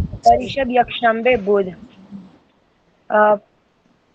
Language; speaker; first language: Persian; non-native, learner; Urdu